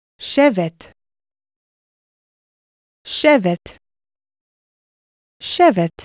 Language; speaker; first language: Hebrew; non-native, fluent; English